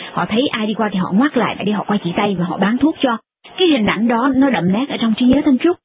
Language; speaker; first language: Vietnamese; native; Vietnamese